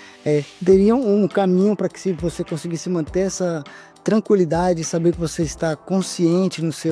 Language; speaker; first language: Portuguese; native; Portuguese